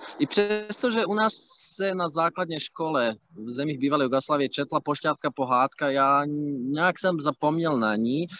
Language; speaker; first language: Czech; non-native, fluent; Bosnian